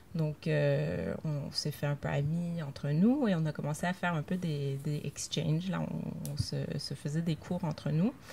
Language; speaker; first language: French; native; French